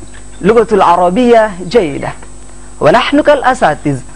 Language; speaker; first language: Arabic; non-native, fluent; Indonesian